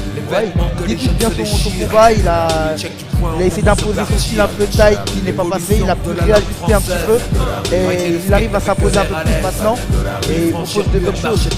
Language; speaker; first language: French; native; French